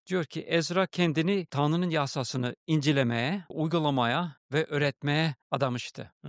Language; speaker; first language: Turkish; non-native, fluent; English